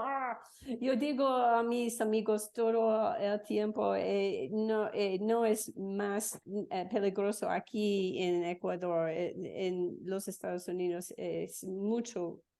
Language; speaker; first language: Spanish; non-native, learner; English